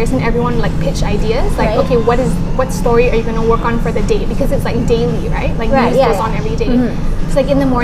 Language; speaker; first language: English; non-native, local second language; Malay